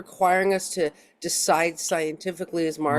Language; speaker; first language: English; native; English